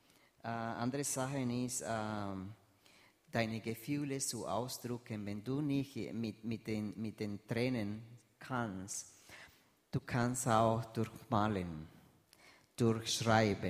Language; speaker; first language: German; non-native, fluent; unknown